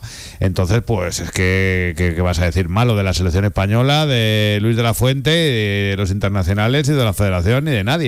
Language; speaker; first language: Spanish; native; Spanish